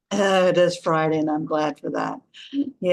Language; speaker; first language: English; native; English